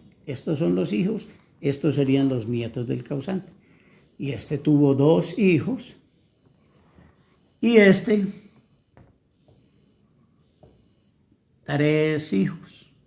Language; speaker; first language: Spanish; native; Spanish